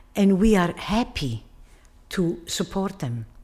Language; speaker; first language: English; non-native, fluent; Italian